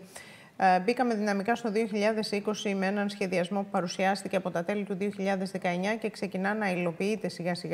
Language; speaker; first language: Greek; native; Greek